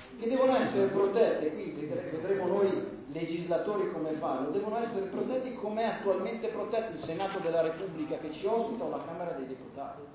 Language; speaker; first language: Italian; native; Italian